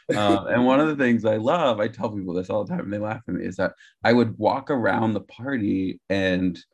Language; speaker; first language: English; native; English